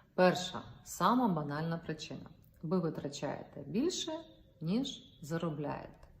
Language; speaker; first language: Ukrainian; non-native, local second language; Russian